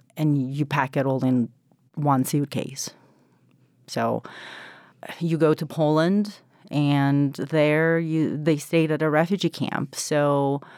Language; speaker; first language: English; non-native, fluent; Ukrainian